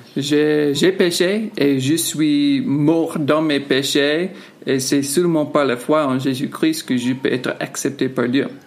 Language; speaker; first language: French; non-native, fluent; English